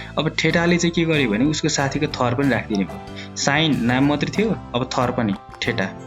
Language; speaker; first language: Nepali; native; Nepali